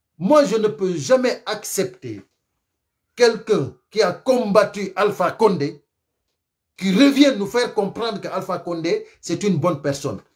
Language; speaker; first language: French; non-native, local second language; Fula